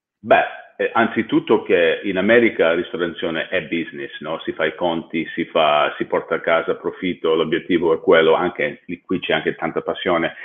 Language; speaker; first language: Italian; non-native, fluent; English